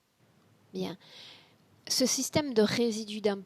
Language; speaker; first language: French; native; French